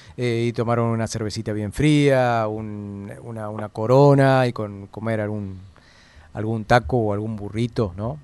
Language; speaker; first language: Spanish; native; Spanish